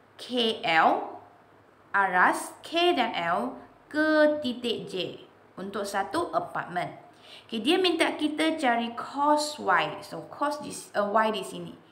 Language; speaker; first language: Malay; non-native, local second language; Chinese